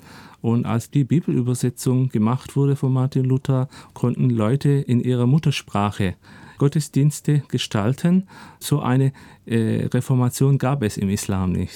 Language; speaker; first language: German; early bilingual, other home language; Turkish